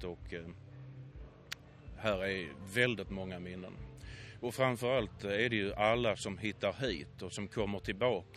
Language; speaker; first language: Swedish; native; Swedish